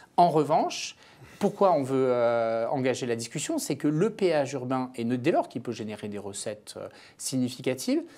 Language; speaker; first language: French; native; French